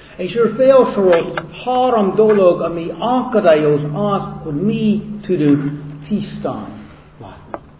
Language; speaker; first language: Hungarian; non-native, fluent; English